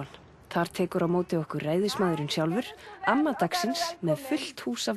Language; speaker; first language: Icelandic; native; Icelandic